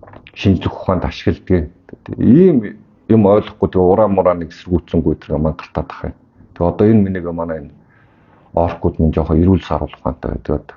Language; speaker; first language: Mongolian; native; Mongolian